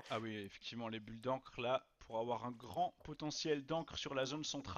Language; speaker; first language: French; native; French